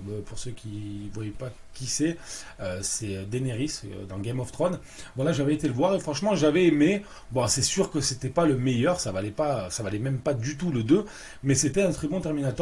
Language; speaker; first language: French; native; French